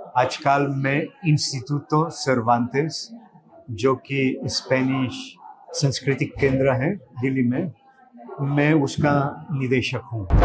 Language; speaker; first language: Hindi; non-native, fluent; Catalan